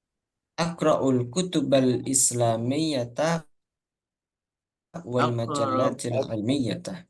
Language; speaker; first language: Arabic; non-native, fluent; Indonesian